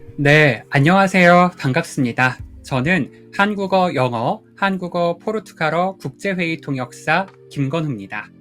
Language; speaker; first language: Korean; native; Korean